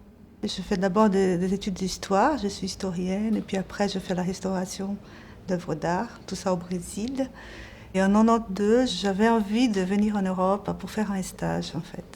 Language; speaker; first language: French; non-native, fluent; Portuguese